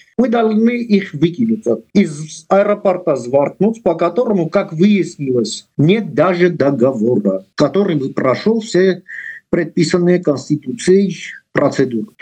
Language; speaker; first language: Russian; non-native, local second language; Armenian